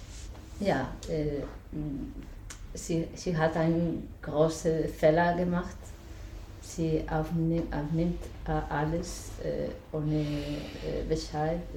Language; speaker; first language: German; non-native, fluent; Spanish